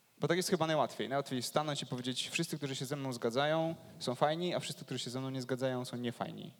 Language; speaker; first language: Polish; native; Polish